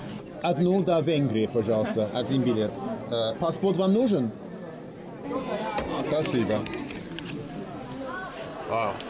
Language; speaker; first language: Russian; non-native, learner; English